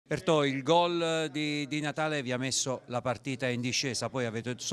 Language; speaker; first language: Italian; native; Italian